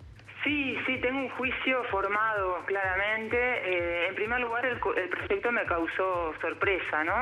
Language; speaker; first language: Spanish; native; Spanish